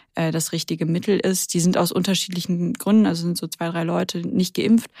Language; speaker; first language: German; native; German